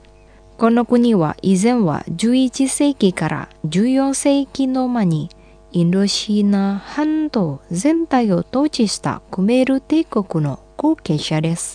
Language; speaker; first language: Japanese; non-native, fluent; Indonesian